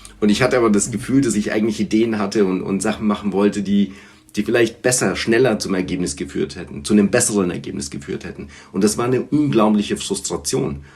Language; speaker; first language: German; early bilingual, other home language; Bulgarian